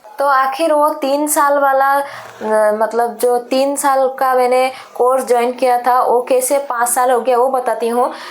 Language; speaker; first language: Hindi; non-native, local second language; Sadri